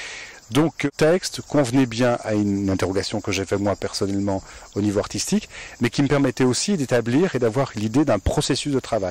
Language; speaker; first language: French; native; French